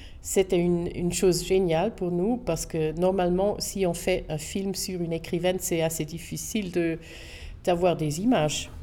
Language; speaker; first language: French; non-native, local second language; German